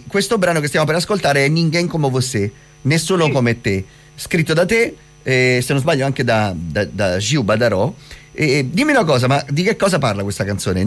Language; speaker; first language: Italian; native; Italian